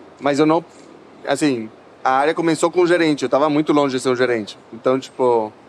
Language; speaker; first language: Portuguese; non-native, fluent; Spanish